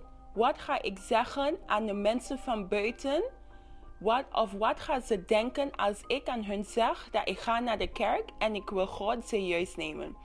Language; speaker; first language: Dutch; non-native, local second language; English